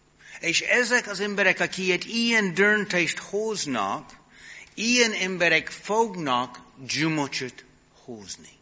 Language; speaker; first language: Hungarian; non-native, fluent; English